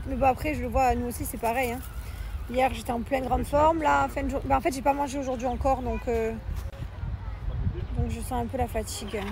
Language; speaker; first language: French; native; French